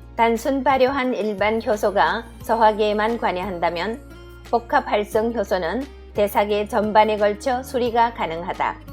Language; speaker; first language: Korean; native; Korean